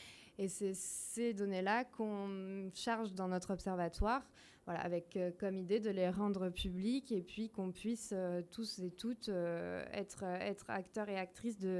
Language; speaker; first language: French; native; French